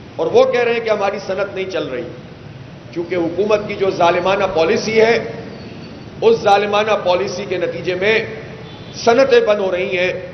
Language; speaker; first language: Urdu; native; Urdu